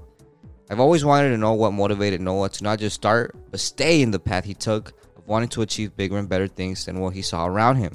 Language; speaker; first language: English; native; English